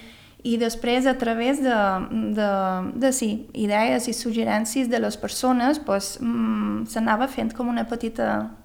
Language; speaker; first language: Catalan; early bilingual, other home language; Swedish